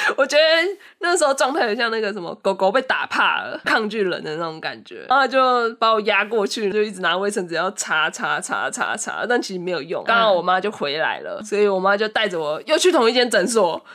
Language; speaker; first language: Chinese; early bilingual, other home language; Japanese